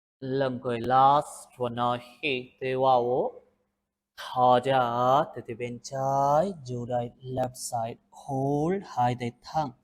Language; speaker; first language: Vietnamese; non-native, learner; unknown